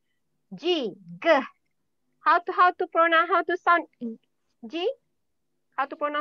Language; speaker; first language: English; non-native, learner; Malay